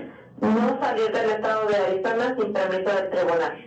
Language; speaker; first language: Spanish; native; Spanish